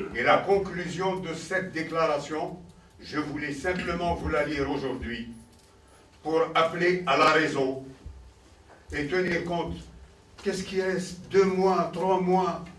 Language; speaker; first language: French; non-native, local second language; Arabic